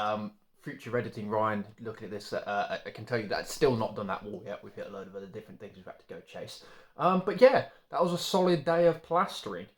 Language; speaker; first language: English; native; English